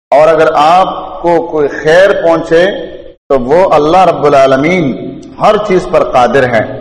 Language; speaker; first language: Urdu; non-native, local second language; Pashto